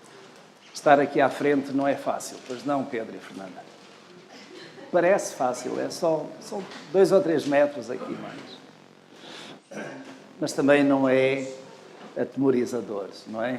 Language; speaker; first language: Portuguese; native; Portuguese